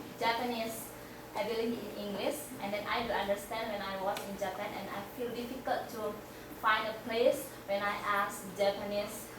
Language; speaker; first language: English; non-native, fluent; Indonesian